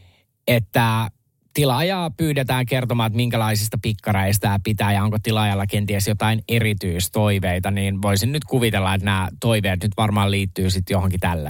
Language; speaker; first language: Finnish; native; Finnish